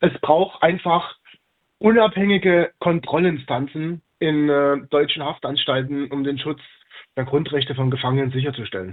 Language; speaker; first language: German; native; German